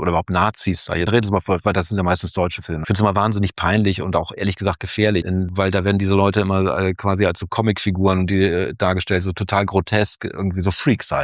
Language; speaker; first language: German; native; German